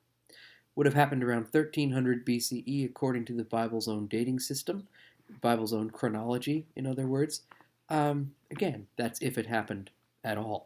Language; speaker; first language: English; native; English